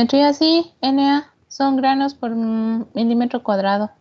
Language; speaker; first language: Spanish; native; Spanish